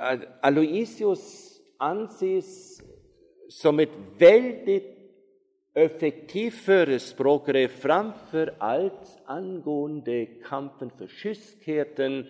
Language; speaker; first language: Swedish; non-native, fluent; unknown